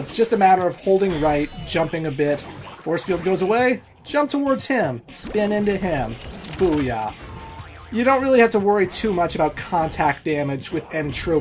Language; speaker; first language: English; native; English